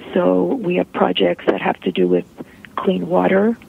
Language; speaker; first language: English; early bilingual, heritage; Polish